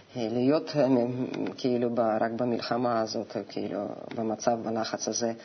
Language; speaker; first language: Hebrew; non-native, fluent; Russian